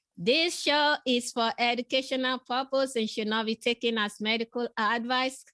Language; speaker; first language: English; non-native, local second language; Yoruba